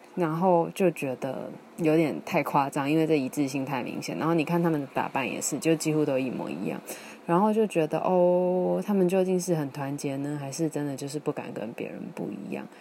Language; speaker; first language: Chinese; non-native, local second language; Min Nan Chinese